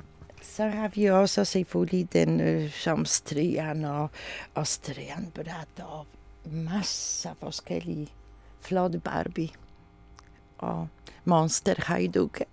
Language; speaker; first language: Danish; non-native, learner; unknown